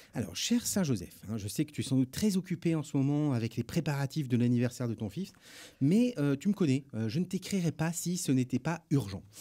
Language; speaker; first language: French; native; French